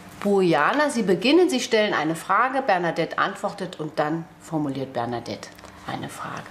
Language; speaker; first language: German; native; German